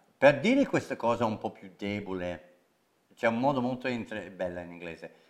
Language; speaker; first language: Italian; non-native, fluent; English